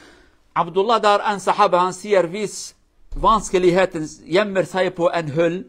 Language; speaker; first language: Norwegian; non-native, learner; Kurdish